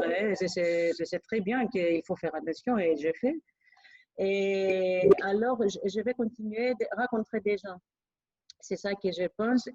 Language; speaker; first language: French; non-native, fluent; Greek